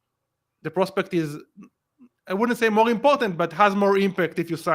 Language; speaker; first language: English; non-native, fluent; Hebrew